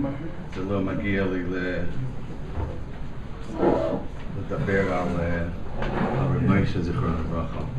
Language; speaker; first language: Hebrew; non-native, fluent; English